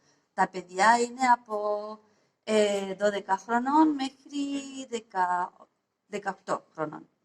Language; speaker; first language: Greek; non-native, fluent; Spanish